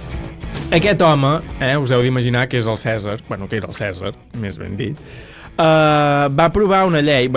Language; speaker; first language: Catalan; native; Catalan